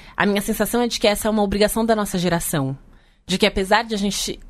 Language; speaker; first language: Portuguese; native; Portuguese